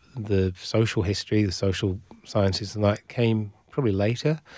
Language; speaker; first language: English; native; English